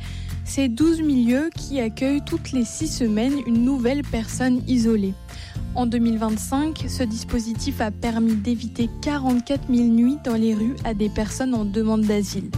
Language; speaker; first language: French; native; French